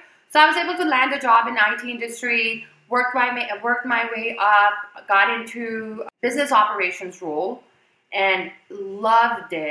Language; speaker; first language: English; non-native, local second language; Urdu